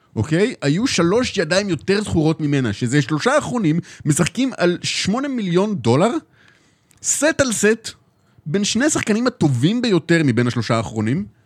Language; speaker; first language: Hebrew; native; Hebrew